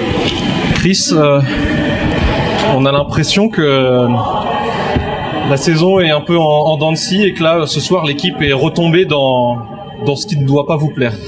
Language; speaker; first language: French; native; French